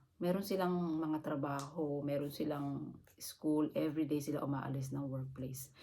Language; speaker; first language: Filipino; native; Filipino